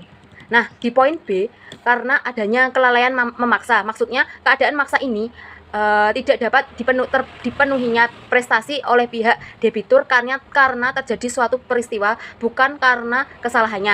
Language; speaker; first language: Indonesian; native; Indonesian